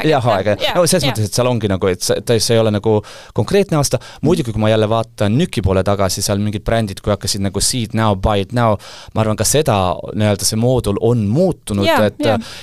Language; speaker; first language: Estonian; non-native, local second language; Russian